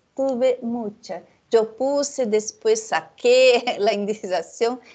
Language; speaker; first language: Spanish; non-native, fluent; Portuguese